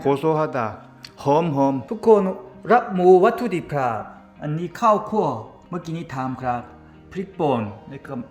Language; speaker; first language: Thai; non-native, learner; Korean